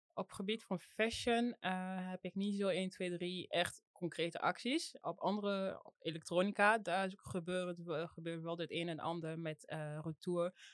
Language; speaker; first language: Dutch; non-native, fluent; French